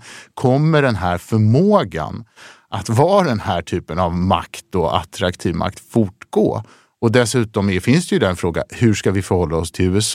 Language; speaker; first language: Swedish; native; Swedish